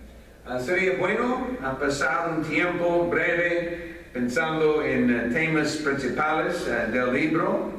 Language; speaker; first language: Spanish; non-native, fluent; English